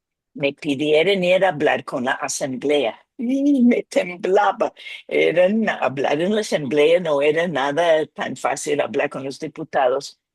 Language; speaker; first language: Spanish; non-native, fluent; English